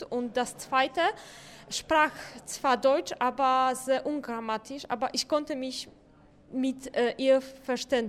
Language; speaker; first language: German; non-native, fluent; Polish